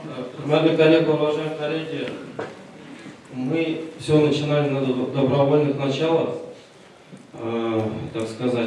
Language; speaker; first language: Russian; non-native, local second language; Tatar